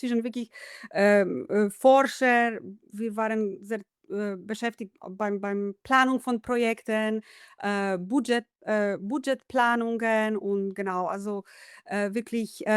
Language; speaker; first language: German; non-native, fluent; Polish